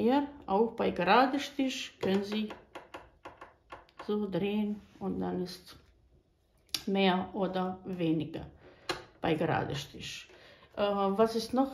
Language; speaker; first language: German; non-native, fluent; Bosnian